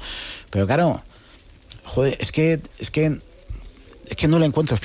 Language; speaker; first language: Spanish; native; Spanish